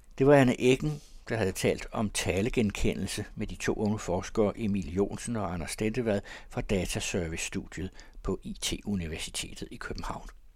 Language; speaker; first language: Danish; native; Danish